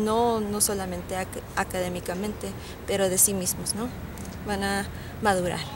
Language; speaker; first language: Spanish; early bilingual, heritage; Spanish